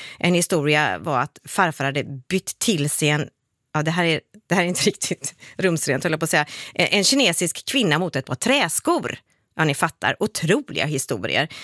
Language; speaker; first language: Swedish; native; Swedish